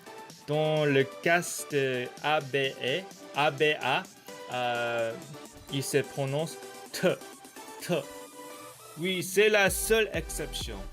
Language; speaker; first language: French; non-native, learner; Korean